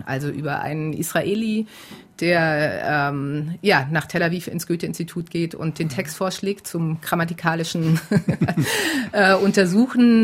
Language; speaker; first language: German; native; German